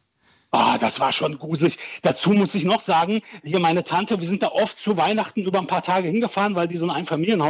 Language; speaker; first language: German; early bilingual, other home language; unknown